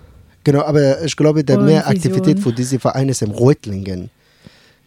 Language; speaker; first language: German; non-native, learner; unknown